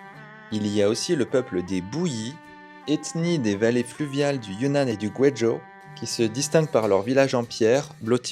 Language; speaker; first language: French; native; French